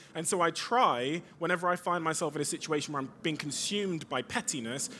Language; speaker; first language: English; native; English